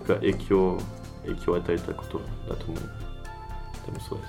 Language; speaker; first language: Japanese; non-native, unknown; French